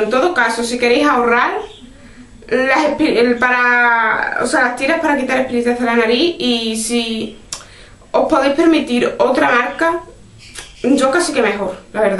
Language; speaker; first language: Spanish; native; Spanish